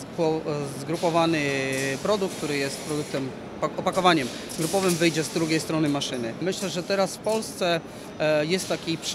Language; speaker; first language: Polish; native; Polish